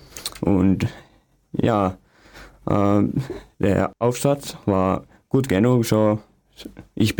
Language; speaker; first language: German; non-native, learner; Finnish